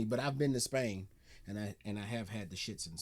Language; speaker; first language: English; native; English